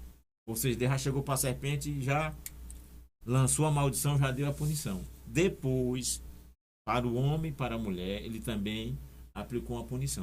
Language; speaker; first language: Portuguese; native; Portuguese